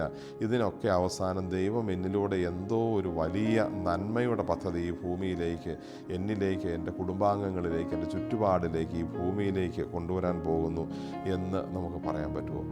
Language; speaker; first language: Malayalam; native; Malayalam